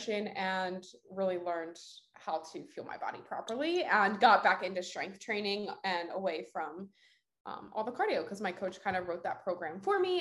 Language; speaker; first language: English; native; English